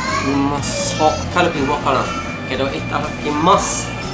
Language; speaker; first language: Japanese; non-native, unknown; English